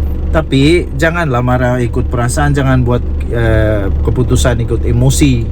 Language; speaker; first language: Malay; native; Malay